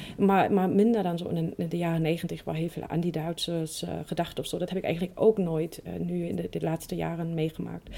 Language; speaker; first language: Dutch; non-native, fluent; German